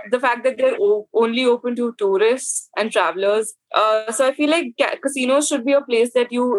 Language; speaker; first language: English; non-native, local second language; Hindi